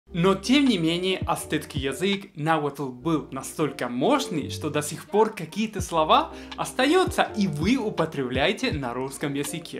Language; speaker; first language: Russian; non-native, fluent; Spanish